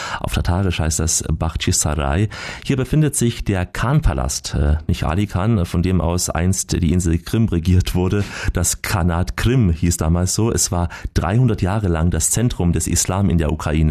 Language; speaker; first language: German; native; German